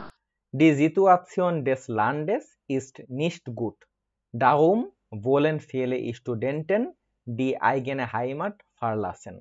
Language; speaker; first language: German; non-native, fluent; Bangla